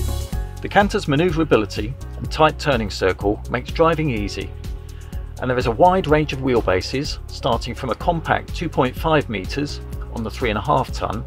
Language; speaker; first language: English; native; English